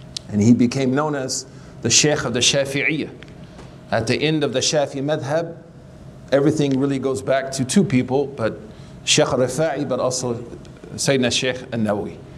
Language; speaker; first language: English; native; English